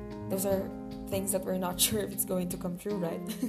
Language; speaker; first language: English; non-native, local second language; Filipino